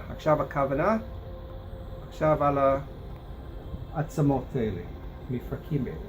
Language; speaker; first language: Hebrew; non-native, fluent; English